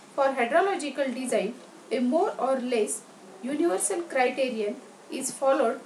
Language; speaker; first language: English; non-native, local second language; Marathi